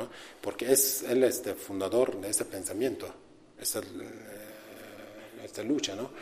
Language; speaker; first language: Spanish; non-native, learner; Kurdish